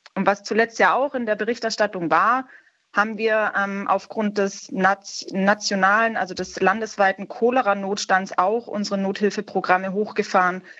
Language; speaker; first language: German; native; German